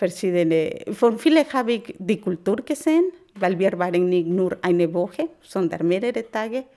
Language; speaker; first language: German; non-native, learner; Spanish